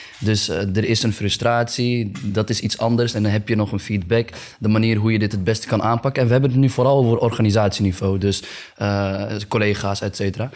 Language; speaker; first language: Dutch; early bilingual, other home language; Arabic